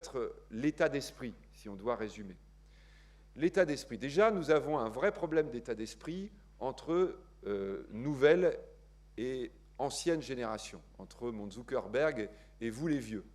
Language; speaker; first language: French; native; French